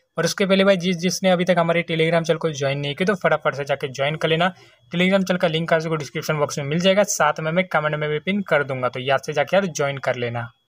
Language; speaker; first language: Hindi; native; Hindi